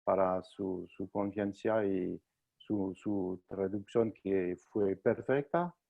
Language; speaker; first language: Spanish; non-native, learner; French